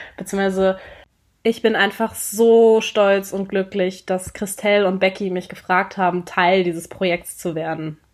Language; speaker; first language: German; native; German